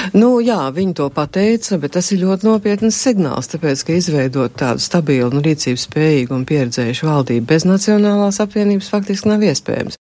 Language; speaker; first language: Latvian; native; Latvian